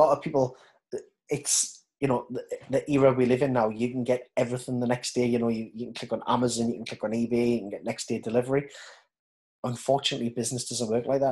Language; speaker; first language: English; native; English